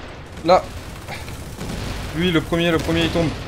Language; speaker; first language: French; native; French